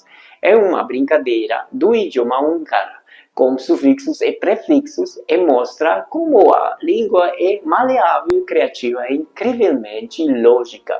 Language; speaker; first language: Portuguese; non-native, fluent; Hungarian